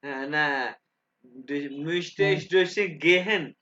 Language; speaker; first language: German; non-native, learner; Urdu